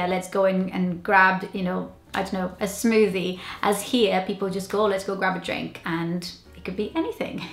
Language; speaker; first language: English; non-native, fluent; Portuguese